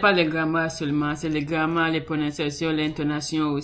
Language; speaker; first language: French; non-native, learner; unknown